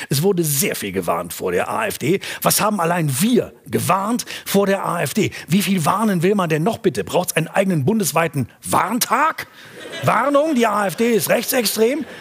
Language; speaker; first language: German; native; German